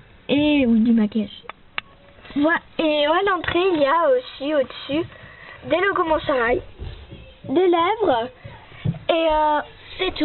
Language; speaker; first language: French; native; French